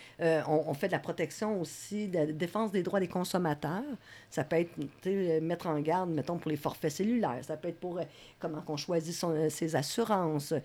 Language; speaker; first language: French; native; French